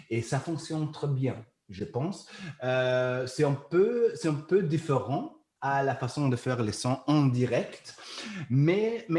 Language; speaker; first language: French; non-native, learner; German